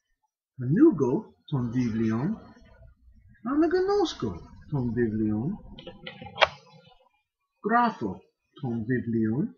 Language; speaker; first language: Greek; non-native, fluent; English